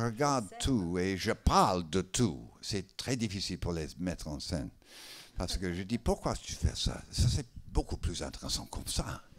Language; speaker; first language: French; non-native, learner; English